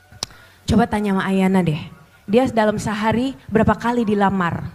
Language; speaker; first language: Indonesian; native; Indonesian